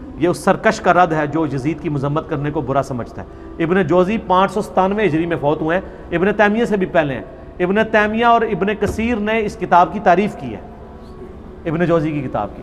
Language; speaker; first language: Urdu; non-native, local second language; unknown